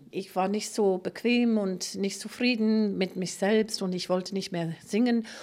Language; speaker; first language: German; non-native, fluent; English